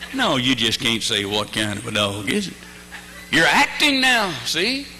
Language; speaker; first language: English; native; English